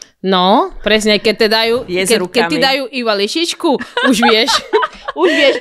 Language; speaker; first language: Slovak; non-native, learner; Spanish